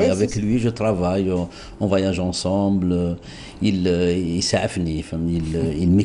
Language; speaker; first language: French; non-native, local second language; Arabic